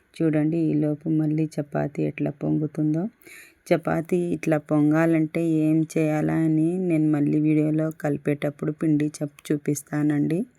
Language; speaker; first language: Telugu; non-native, local second language; Urdu